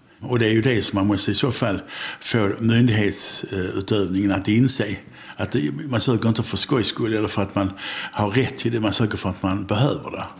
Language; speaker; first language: Swedish; native; Swedish